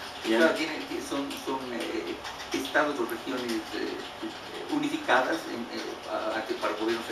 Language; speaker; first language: Spanish; native; Spanish